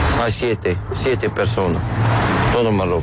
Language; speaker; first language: Spanish; non-native, learner; Arabic